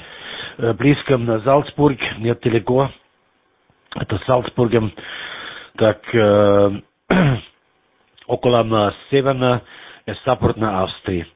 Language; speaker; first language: Russian; non-native, learner; German